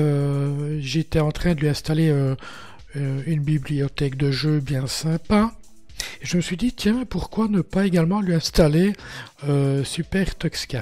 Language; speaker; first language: French; native; French